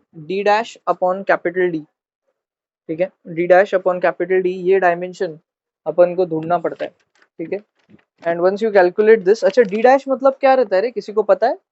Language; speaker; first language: Hindi; non-native, local second language; Marathi